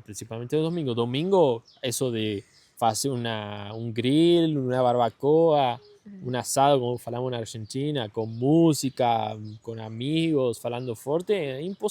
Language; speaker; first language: Portuguese; non-native, learner; Spanish